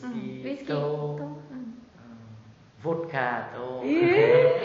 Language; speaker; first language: Japanese; non-native, learner; Vietnamese